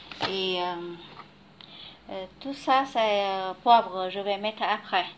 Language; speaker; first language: French; non-native, learner; Vietnamese